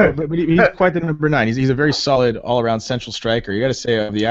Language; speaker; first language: English; native; English